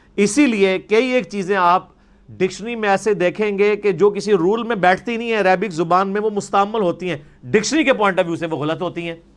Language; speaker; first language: Urdu; non-native, local second language; Punjabi